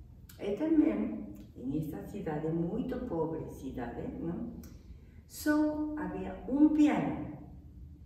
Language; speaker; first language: Portuguese; non-native, fluent; Spanish